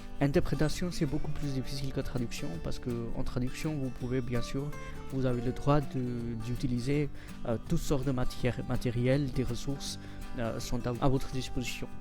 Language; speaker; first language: French; non-native, fluent; Marathi